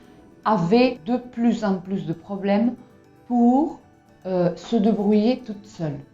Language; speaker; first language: French; non-native, fluent; Spanish